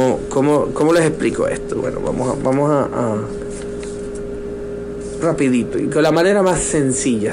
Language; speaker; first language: Spanish; native; Spanish